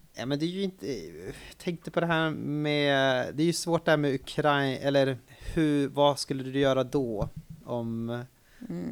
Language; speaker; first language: Swedish; native; Swedish